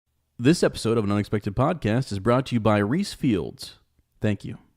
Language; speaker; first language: English; native; English